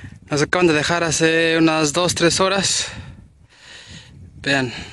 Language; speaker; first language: Spanish; native; Spanish